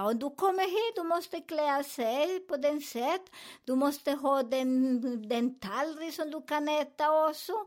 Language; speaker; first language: Swedish; non-native, fluent; Spanish